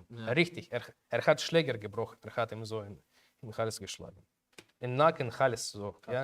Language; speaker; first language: German; non-native, learner; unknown